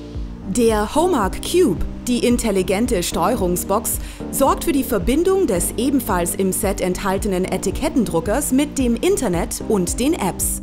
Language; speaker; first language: German; native; German